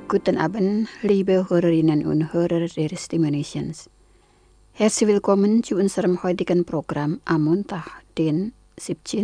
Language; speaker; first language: German; non-native, fluent; Indonesian